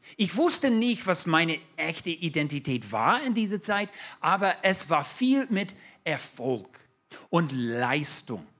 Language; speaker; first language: German; non-native, fluent; English